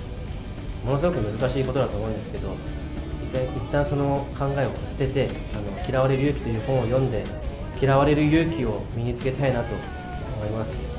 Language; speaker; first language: Japanese; native; Japanese